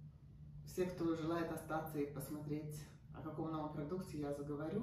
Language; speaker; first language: Russian; native; Russian